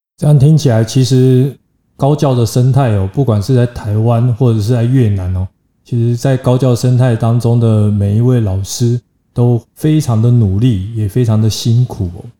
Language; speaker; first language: Chinese; native; Chinese